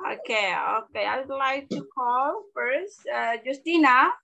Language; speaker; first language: English; non-native, learner; Indonesian